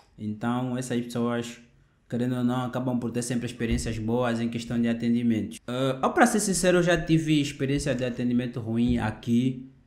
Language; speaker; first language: Portuguese; native; Portuguese